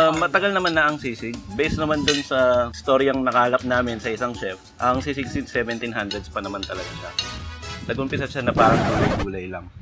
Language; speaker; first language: Filipino; non-native, local second language; Pampanga